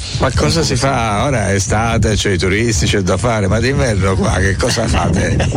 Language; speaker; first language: Italian; native; Italian